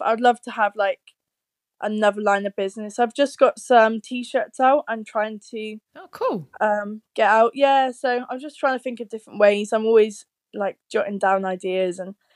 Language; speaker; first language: English; native; English